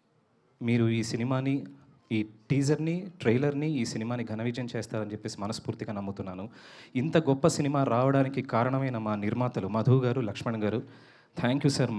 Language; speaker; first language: Telugu; native; Telugu